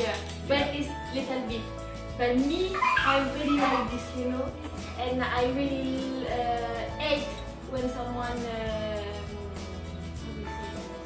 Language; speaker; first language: English; non-native, learner; French